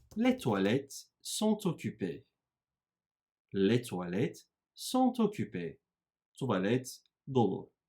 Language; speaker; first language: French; non-native, fluent; Turkish